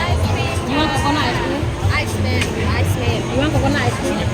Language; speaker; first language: English; non-native, local second language; Filipino